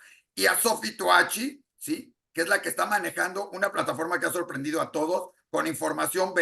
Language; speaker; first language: Spanish; native; Spanish